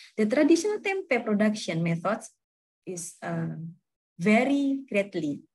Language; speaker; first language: English; non-native, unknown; Indonesian